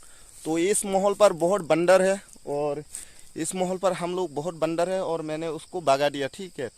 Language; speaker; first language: Hindi; non-native, local second language; Kok Borok